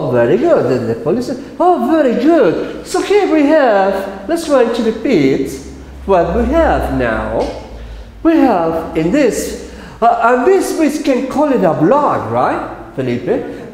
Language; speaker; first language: English; non-native, fluent; Spanish